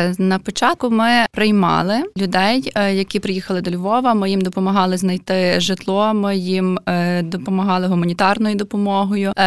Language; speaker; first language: Ukrainian; native; Ukrainian